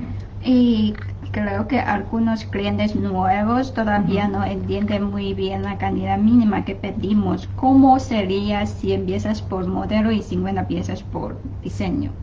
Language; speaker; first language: Spanish; non-native, fluent; Chinese